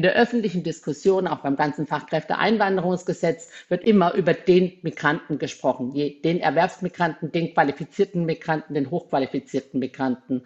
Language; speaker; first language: German; native; German